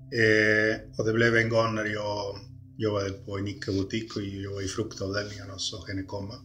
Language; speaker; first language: Swedish; early bilingual, other home language; Spanish